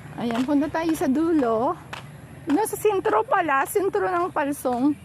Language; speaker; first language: Filipino; non-native, local second language; Cebuano